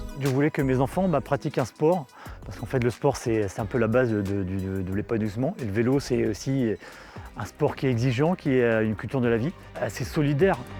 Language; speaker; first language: French; native; French